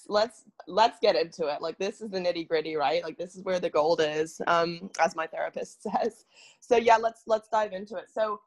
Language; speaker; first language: English; native; English